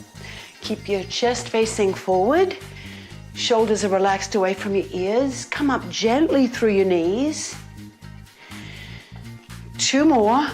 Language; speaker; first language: English; native; English